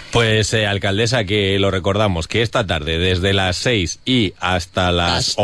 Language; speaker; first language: Spanish; native; Spanish